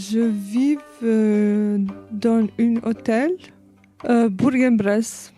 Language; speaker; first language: French; non-native, learner; Albanian